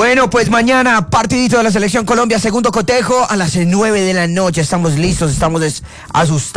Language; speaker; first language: Spanish; native; Spanish